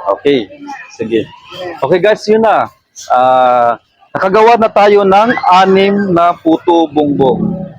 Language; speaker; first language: Filipino; native; Filipino